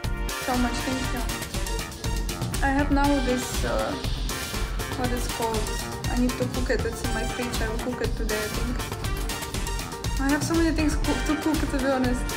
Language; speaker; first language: English; non-native, fluent; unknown